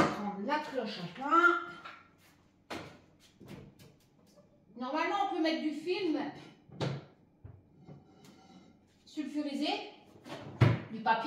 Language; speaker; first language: French; native; French